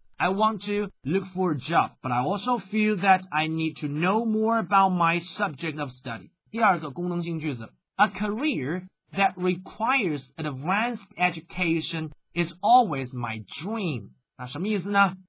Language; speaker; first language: English; non-native, fluent; Chinese